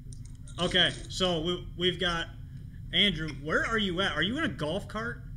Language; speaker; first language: English; native; English